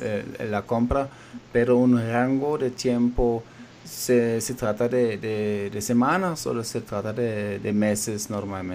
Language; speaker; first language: Spanish; non-native, fluent; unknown